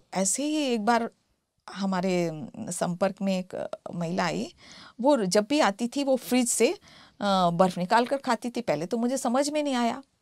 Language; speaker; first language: Hindi; native; Hindi